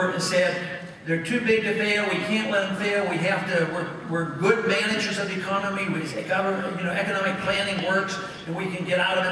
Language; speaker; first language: English; native; English